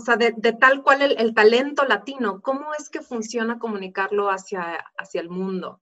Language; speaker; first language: Spanish; native; Spanish